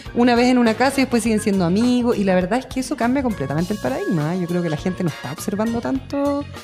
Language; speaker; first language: Spanish; native; Spanish